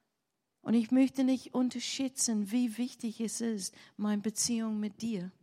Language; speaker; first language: German; non-native, learner; English